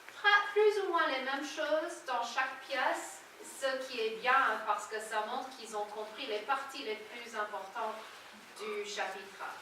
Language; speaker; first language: French; non-native, fluent; English